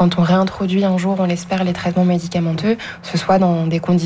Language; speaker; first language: French; native; French